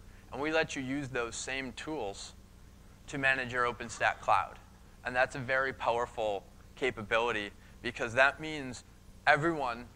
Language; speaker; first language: English; native; English